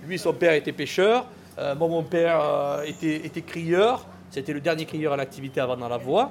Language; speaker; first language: French; native; French